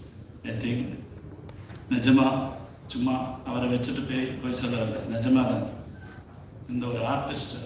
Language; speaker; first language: Tamil; non-native, learner; Malayalam